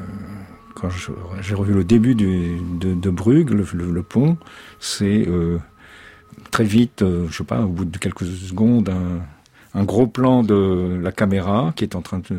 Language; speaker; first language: French; native; French